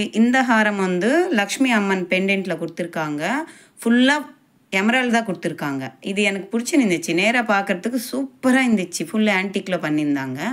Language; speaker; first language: Tamil; non-native, local second language; Telugu